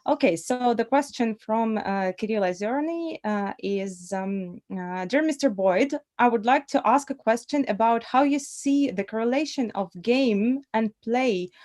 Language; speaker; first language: English; non-native, fluent; Russian